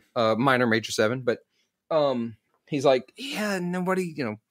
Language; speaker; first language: English; native; English